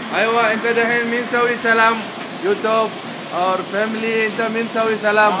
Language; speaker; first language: Arabic; non-native, learner; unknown